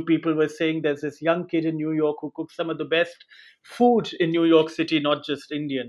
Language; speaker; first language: English; non-native, local second language; Hindi